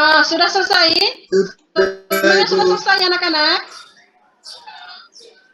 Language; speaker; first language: Indonesian; native; Indonesian